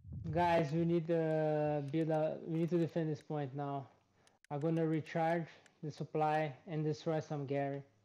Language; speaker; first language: English; non-native, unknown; Portuguese